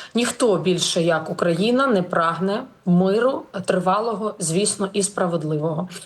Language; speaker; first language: Ukrainian; native; Ukrainian